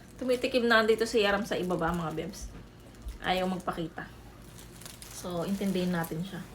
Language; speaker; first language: Filipino; native; Filipino